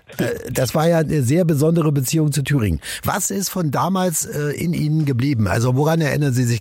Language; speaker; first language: German; native; German